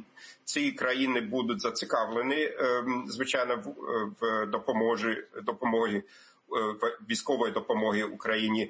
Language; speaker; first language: Ukrainian; non-native, fluent; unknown